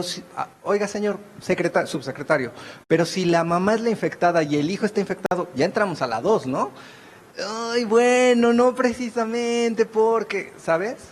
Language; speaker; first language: Spanish; native; Spanish